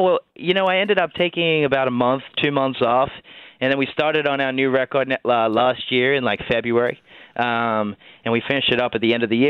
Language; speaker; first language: English; native; English